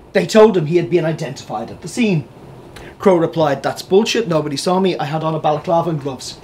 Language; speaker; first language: English; native; English